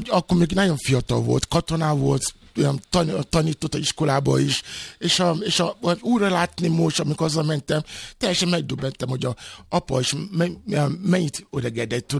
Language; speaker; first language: Hungarian; non-native, fluent; Yoruba